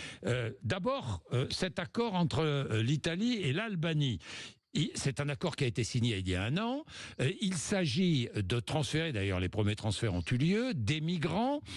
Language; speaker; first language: French; native; French